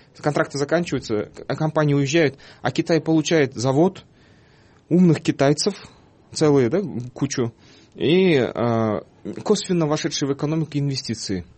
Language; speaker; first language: Russian; non-native, local second language; Kyrgyz